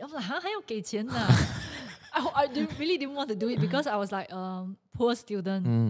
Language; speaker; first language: English; non-native, local second language; Chinese